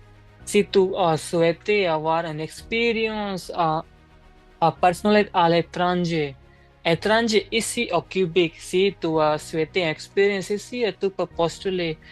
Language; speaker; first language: French; non-native, learner; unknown